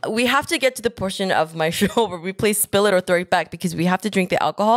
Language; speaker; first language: English; early bilingual, other home language; Korean